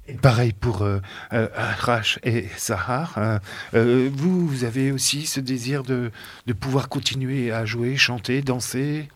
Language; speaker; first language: French; native; French